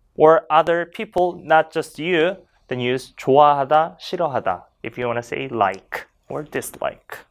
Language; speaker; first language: English; non-native, fluent; Korean